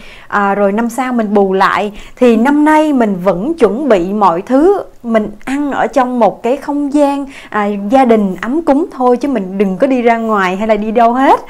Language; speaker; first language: Vietnamese; native; Vietnamese